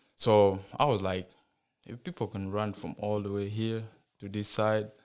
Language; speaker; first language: English; non-native, fluent; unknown